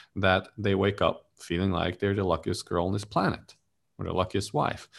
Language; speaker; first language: English; non-native, fluent; German